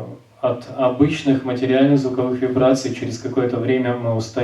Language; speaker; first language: Russian; native; Russian